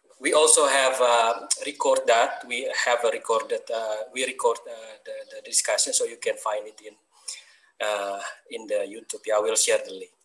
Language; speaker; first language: English; non-native, learner; Indonesian